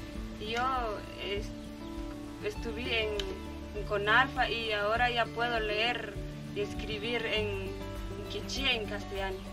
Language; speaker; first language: Spanish; non-native, local second language; Kʼicheʼ